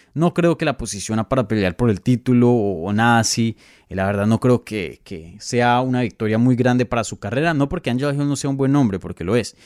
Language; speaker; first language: Spanish; native; Spanish